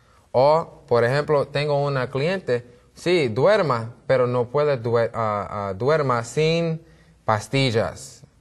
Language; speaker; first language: Spanish; non-native, learner; English